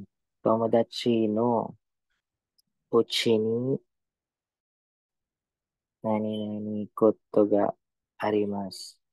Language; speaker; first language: Japanese; non-native, learner; Filipino